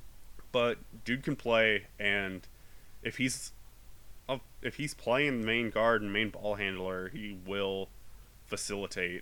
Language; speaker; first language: English; native; English